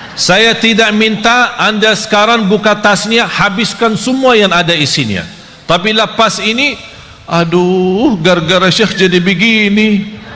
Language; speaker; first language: Malay; non-native, fluent; Arabic